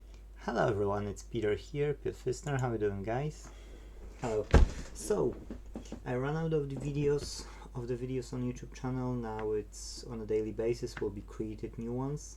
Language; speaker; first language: English; non-native, fluent; Polish